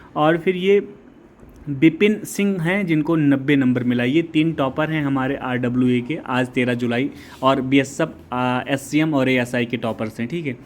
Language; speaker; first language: Hindi; native; Hindi